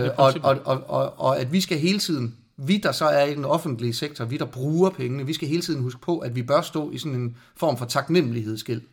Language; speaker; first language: Danish; native; Danish